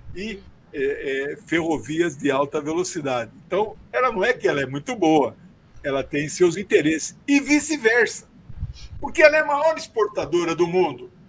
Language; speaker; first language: Portuguese; native; Portuguese